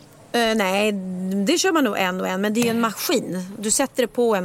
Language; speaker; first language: Swedish; native; Swedish